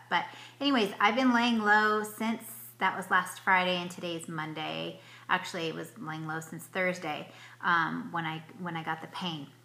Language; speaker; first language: English; native; English